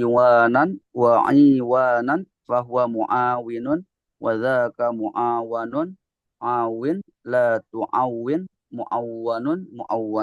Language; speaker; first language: Arabic; non-native, learner; Indonesian